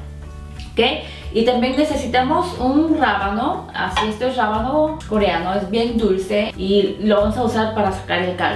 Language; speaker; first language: Spanish; non-native, fluent; Korean